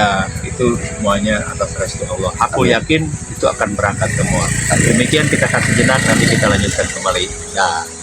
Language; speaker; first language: Indonesian; native; Indonesian